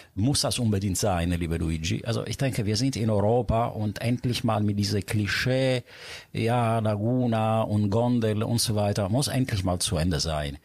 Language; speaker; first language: German; non-native, fluent; Italian